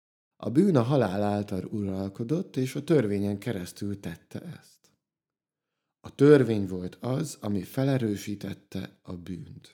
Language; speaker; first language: Hungarian; native; Hungarian